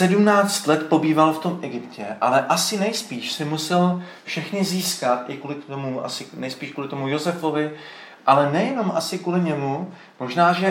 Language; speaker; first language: Czech; native; Czech